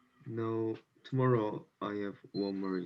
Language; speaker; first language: English; non-native, learner; Korean